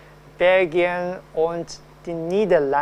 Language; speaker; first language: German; non-native, fluent; Cantonese